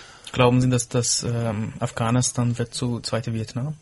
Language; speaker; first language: German; non-native, fluent; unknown